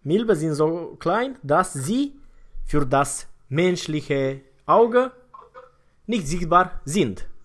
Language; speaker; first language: German; non-native, fluent; Romanian